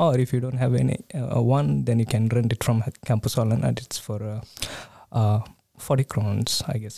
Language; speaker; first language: English; non-native, local second language; Tamil